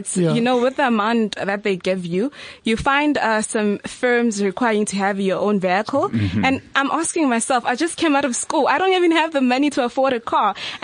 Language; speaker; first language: English; non-native, local second language; Zulu